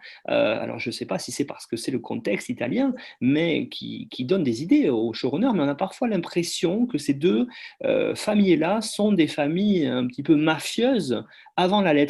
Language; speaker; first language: French; native; French